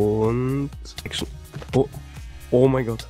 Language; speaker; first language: German; native; German